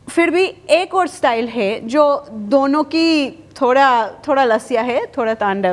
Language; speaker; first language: Hindi; non-native, fluent; Spanish